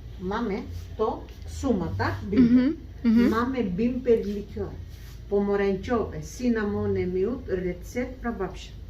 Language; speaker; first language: Polish; non-native, learner; Greek